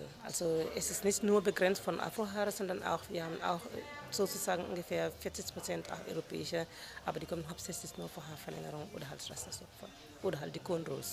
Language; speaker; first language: German; non-native, fluent; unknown